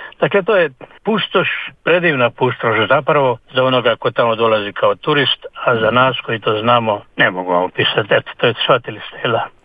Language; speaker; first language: Croatian; native; Croatian